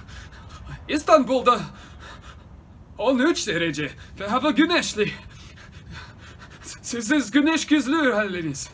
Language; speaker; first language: Turkish; non-native, learner; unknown